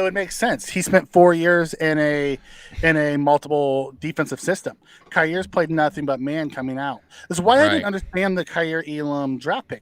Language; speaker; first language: English; native; English